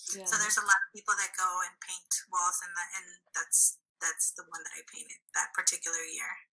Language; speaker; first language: English; early bilingual, other home language; Spanish